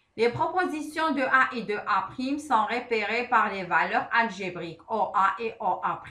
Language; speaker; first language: French; non-native, local second language; Arabic